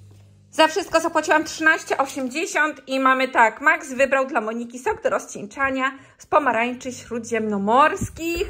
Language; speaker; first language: Polish; native; Polish